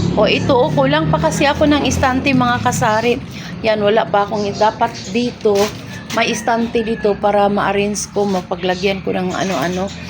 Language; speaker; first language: Filipino; non-native, local second language; Cebuano